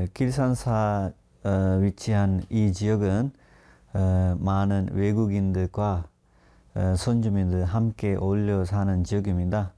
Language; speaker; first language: Korean; non-native, fluent; Sinhala